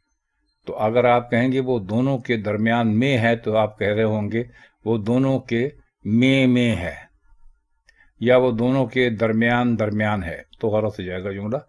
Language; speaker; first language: Urdu; native; Urdu